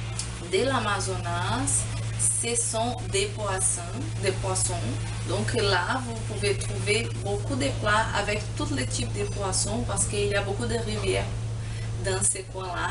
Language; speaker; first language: French; non-native, fluent; Portuguese